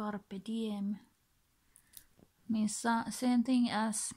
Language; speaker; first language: English; non-native, learner; Finnish